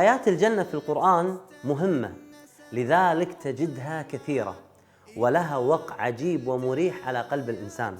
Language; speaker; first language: Arabic; native; Arabic